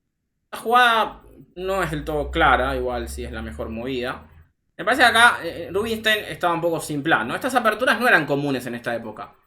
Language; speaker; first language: Spanish; native; Spanish